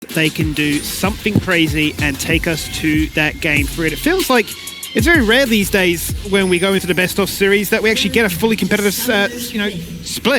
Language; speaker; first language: English; native; English